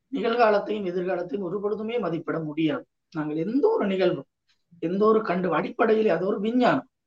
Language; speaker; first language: Tamil; native; Tamil